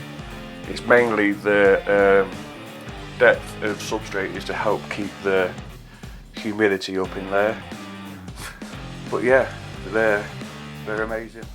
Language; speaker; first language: English; native; English